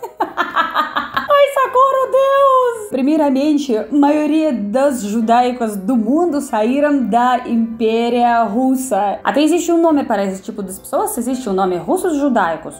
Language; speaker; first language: Portuguese; non-native, fluent; Russian